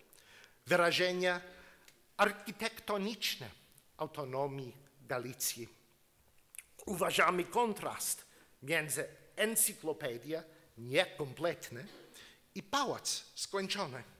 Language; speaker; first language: Polish; non-native, learner; English